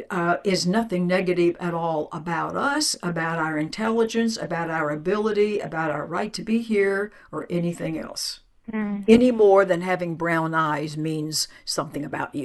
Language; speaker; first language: English; native; English